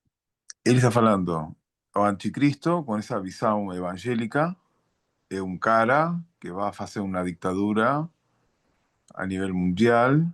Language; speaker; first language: Portuguese; non-native, learner; Spanish